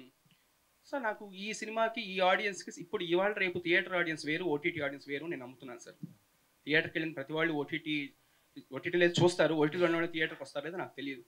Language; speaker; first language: Telugu; native; Telugu